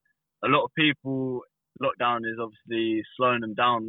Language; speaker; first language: English; native; English